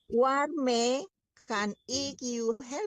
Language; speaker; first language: Dutch; non-native, learner; Indonesian